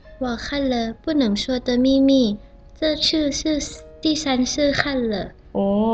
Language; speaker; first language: Chinese; non-native, learner; Thai